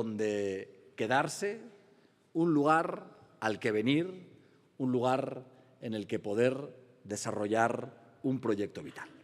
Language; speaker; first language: Spanish; native; Spanish